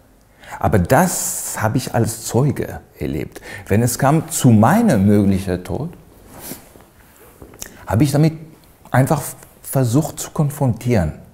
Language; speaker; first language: German; non-native, fluent; Hebrew